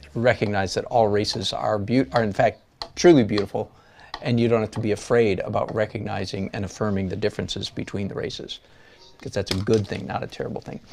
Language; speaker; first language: English; native; English